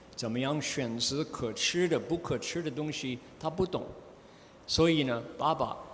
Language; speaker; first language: Chinese; non-native, fluent; English